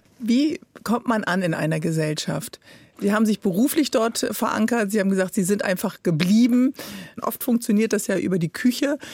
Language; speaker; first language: German; native; German